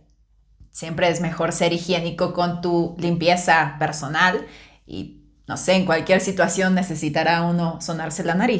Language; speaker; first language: Spanish; native; Spanish